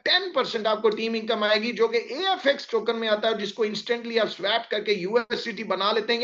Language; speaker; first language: Hindi; native; Hindi